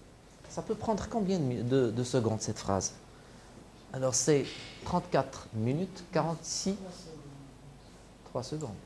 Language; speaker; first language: French; non-native, local second language; Arabic